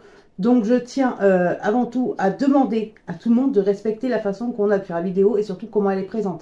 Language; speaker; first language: French; native; French